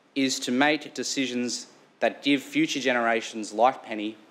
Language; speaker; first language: English; native; English